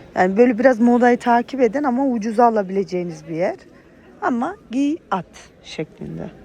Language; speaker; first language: Turkish; early bilingual, other home language; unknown